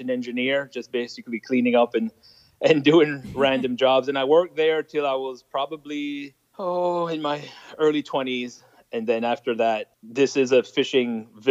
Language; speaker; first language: English; non-native, fluent; French